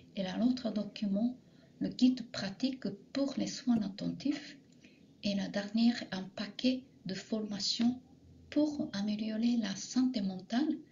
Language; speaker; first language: French; non-native, fluent; Japanese